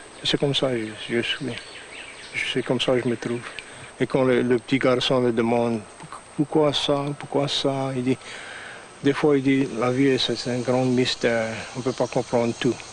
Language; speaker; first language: French; non-native, local second language; English